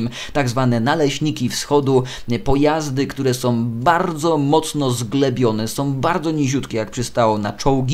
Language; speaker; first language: Polish; native; Polish